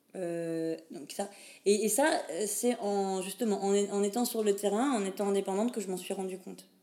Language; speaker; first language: French; native; French